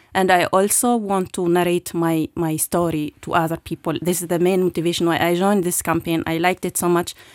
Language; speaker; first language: English; non-native, fluent; Arabic